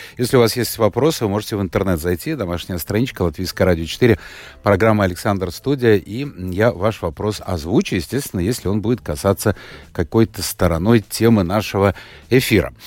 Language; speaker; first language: Russian; native; Russian